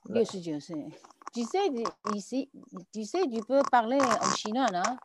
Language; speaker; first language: French; non-native, learner; Chinese